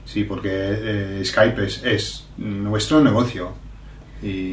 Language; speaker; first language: Spanish; non-native, fluent; English